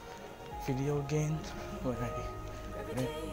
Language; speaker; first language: English; non-native, learner; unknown